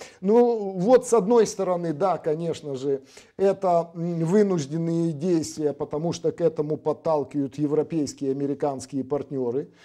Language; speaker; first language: Russian; native; Russian